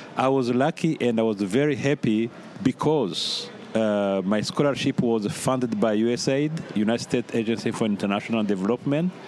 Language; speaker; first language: English; non-native, fluent; Rundi